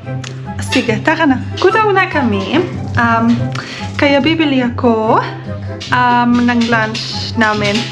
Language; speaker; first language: Filipino; non-native, learner; German